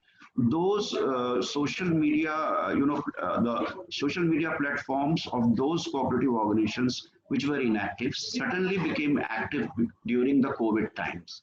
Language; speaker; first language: English; non-native, local second language; Hindi